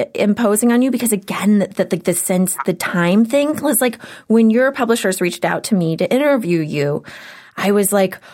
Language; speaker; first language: English; native; English